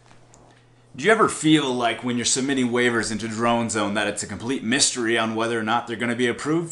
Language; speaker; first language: English; native; English